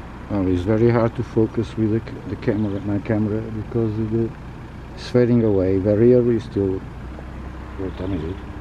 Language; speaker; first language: English; non-native, fluent; Portuguese